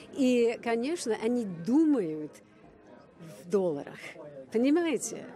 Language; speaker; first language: Russian; non-native, fluent; English